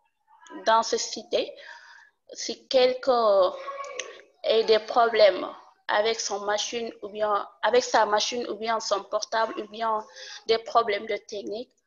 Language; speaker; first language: French; non-native, local second language; Wolof